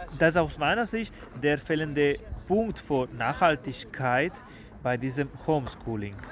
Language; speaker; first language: German; non-native, fluent; Spanish